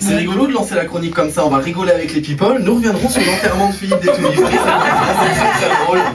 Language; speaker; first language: French; native; French